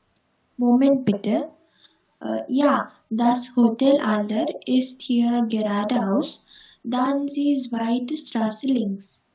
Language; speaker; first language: German; non-native, learner; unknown